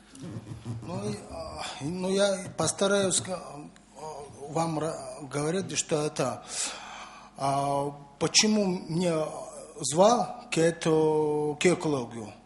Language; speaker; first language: Russian; non-native, learner; Mongolian